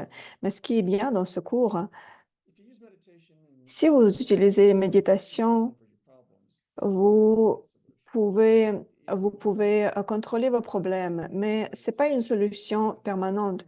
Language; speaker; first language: French; non-native, fluent; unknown